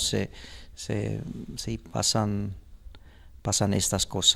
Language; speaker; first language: Spanish; non-native, fluent; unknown